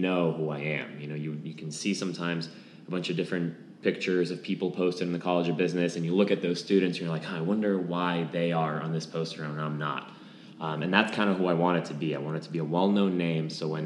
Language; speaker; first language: English; non-native, fluent; Lithuanian